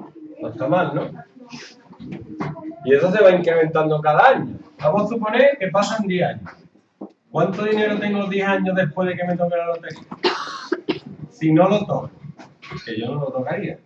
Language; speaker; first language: Spanish; native; Spanish